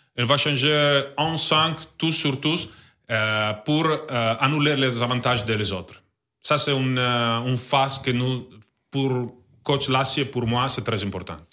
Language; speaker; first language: French; non-native, learner; Italian